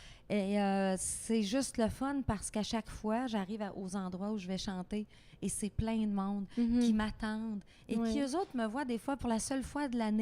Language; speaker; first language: French; native; French